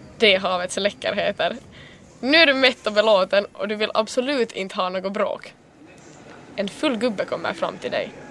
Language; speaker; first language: Swedish; native; Swedish